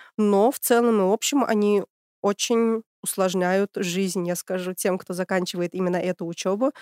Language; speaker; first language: Russian; native; Russian